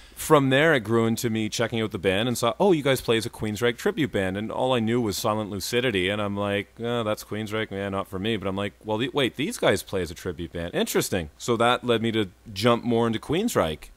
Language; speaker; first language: English; native; English